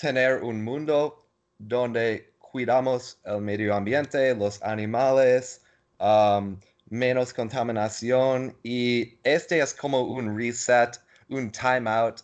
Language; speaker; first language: Spanish; non-native, learner; English